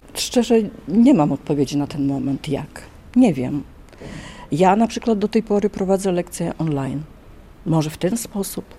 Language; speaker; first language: Polish; early bilingual, heritage; Polish